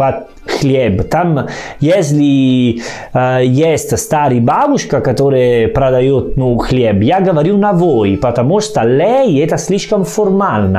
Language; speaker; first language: Russian; non-native, fluent; Italian